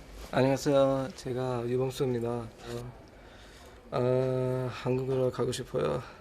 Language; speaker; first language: Korean; non-native, learner; English